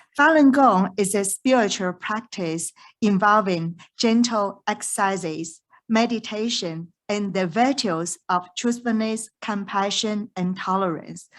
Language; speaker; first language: English; non-native, fluent; Chinese